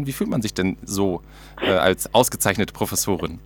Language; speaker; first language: German; native; German